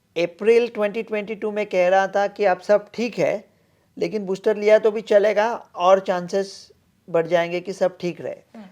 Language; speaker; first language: Hindi; non-native, local second language; Marathi